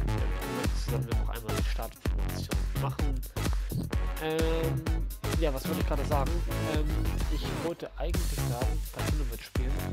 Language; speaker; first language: German; native; German